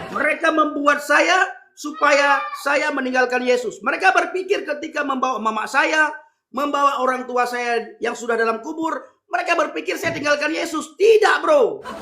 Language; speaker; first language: Indonesian; non-native, local second language; Achinese